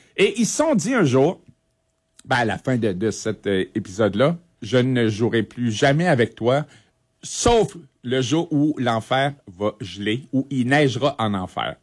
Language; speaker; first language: French; native; French